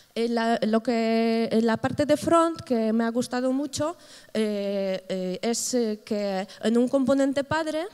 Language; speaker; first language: Spanish; non-native, fluent; Polish